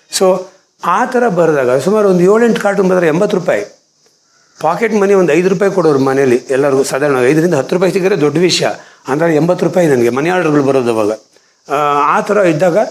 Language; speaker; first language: Kannada; non-native, local second language; Konkani